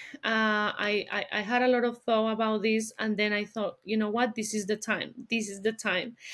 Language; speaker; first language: English; non-native, fluent; Spanish